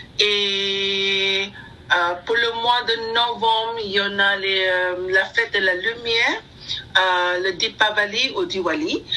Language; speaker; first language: French; non-native, learner; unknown